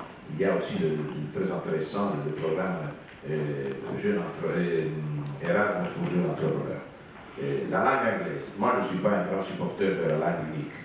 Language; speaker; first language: French; non-native, fluent; Italian